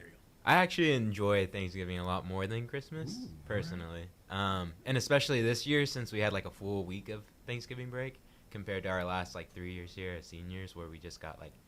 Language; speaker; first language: English; native; English